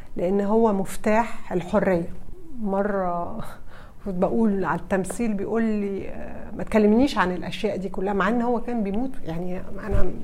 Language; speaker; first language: Arabic; early bilingual, heritage; Arabic